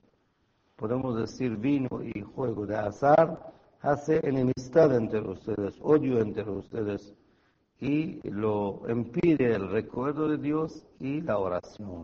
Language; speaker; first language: Spanish; non-native, fluent; Persian